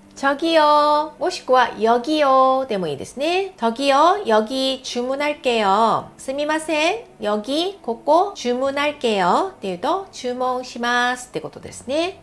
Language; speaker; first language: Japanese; non-native, fluent; Korean